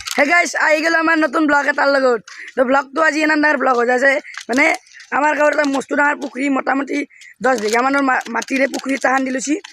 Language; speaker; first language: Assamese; non-native, local second language; Bangla